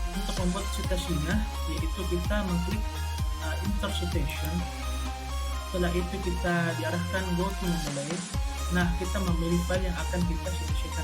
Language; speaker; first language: Indonesian; native; Indonesian